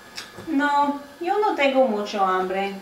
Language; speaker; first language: Spanish; non-native, learner; English